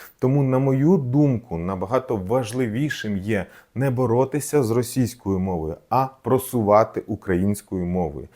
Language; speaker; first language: Ukrainian; non-native, local second language; Russian